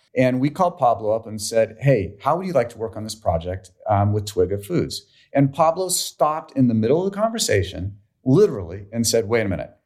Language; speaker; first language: English; native; English